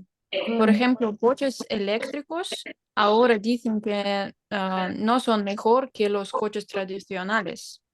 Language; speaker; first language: Spanish; non-native, learner; Russian